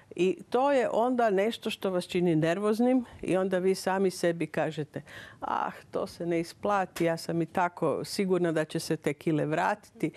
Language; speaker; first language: Croatian; native; Croatian